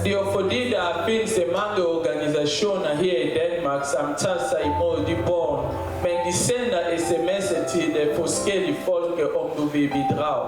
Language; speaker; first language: Danish; non-native, fluent; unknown